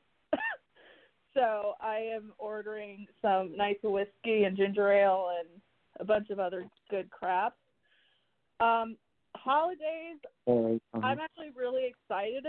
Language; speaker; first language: English; early bilingual, other home language; Spanish